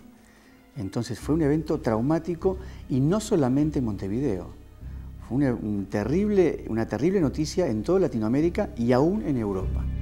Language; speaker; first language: Spanish; native; Spanish